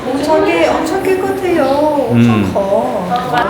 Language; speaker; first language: Korean; non-native, learner; Persian